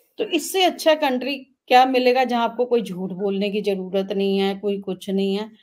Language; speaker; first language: Hindi; non-native, local second language; Punjabi